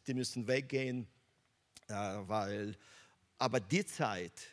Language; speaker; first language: German; non-native, fluent; Russian